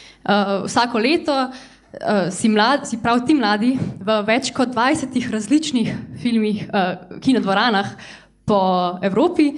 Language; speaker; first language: Slovenian; native; Slovenian